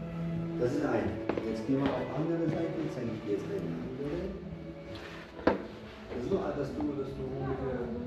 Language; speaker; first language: German; non-native, learner; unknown